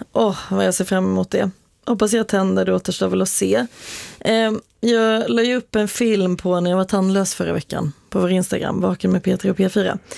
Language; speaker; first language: Swedish; native; Swedish